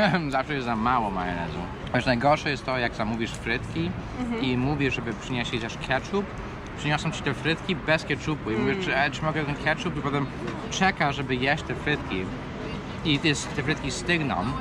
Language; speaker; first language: Polish; non-native, fluent; English